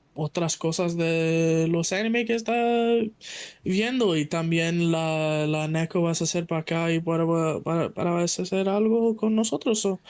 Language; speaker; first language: Spanish; non-native, learner; English